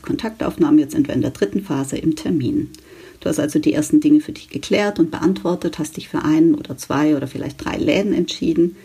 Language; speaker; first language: German; native; German